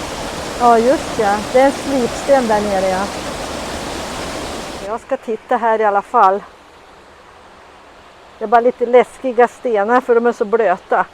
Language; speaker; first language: Swedish; native; Swedish